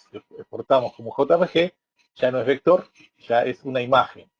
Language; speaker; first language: Spanish; native; Spanish